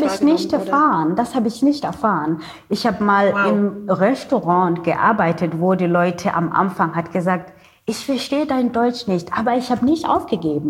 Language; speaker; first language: German; non-native, learner; Xhosa